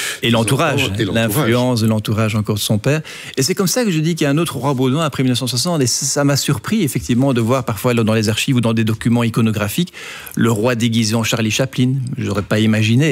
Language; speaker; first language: French; native; French